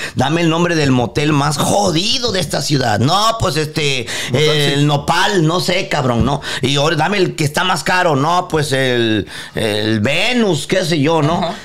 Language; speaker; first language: Spanish; native; Spanish